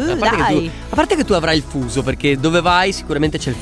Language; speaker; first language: Italian; native; Italian